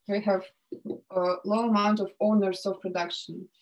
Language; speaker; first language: English; non-native, fluent; Russian